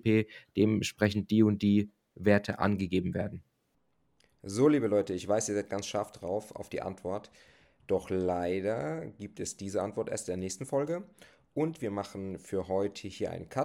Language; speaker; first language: German; native; German